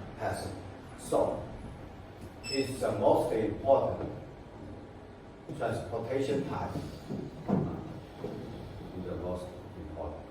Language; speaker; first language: English; non-native, fluent; Chinese